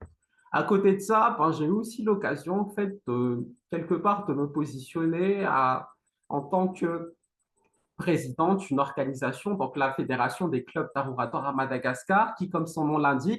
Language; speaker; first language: French; non-native, local second language; Malagasy